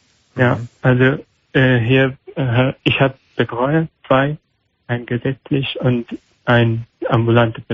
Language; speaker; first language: German; non-native, learner; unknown